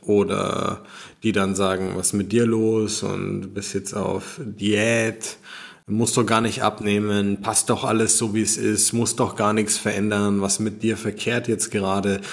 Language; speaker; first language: German; native; German